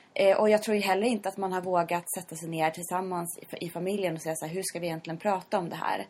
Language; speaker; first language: Swedish; native; Swedish